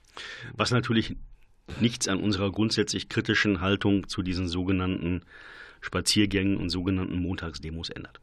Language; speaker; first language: German; native; German